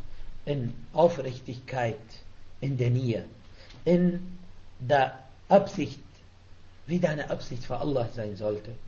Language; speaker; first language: German; non-native, fluent; Arabic